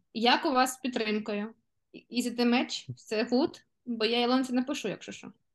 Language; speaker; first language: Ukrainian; non-native, local second language; Russian